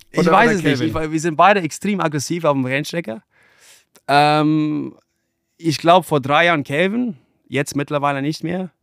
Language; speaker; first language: German; non-native, fluent; English